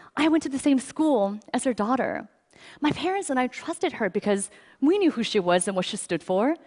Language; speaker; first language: English; early bilingual, other home language; Chinese